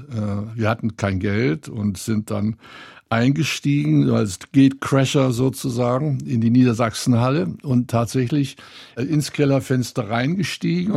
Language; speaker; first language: German; native; German